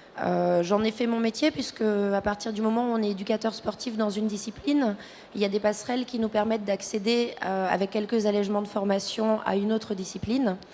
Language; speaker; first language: French; native; French